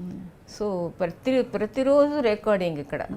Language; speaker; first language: Telugu; non-native, local second language; Tamil